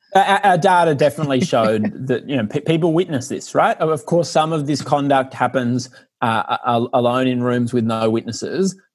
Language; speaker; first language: English; native; English